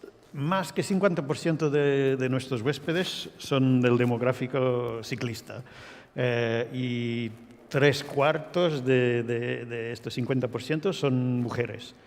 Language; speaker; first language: Spanish; non-native, fluent; English